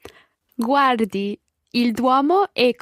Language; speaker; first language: Italian; non-native, learner; English